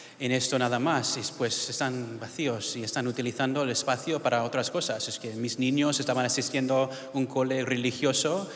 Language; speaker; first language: Spanish; early bilingual, heritage; English